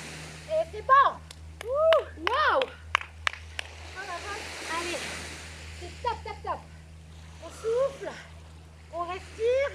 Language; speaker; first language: French; native; French